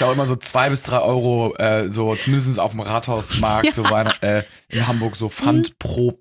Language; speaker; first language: German; native; German